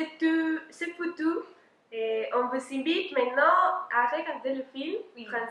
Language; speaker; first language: French; non-native, learner; Spanish